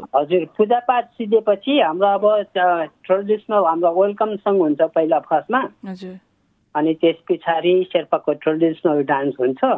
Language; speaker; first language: Nepali; non-native, local second language; Sherpa